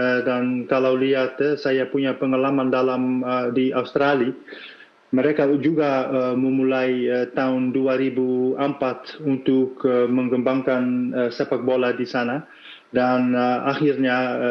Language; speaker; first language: Indonesian; non-native, fluent; Dutch